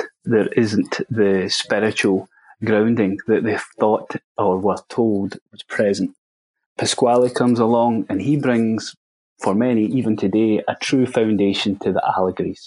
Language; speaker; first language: English; native; English